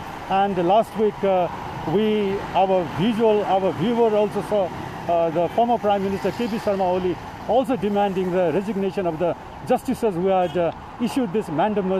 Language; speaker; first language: English; non-native, local second language; Nepali